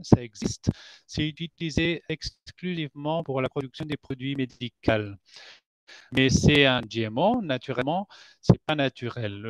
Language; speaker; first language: French; non-native, fluent; Spanish